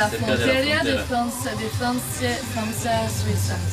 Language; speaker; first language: Spanish; non-native, learner; French